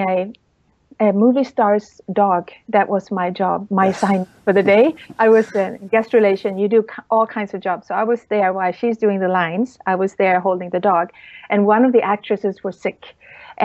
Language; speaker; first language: English; non-native, fluent; Swedish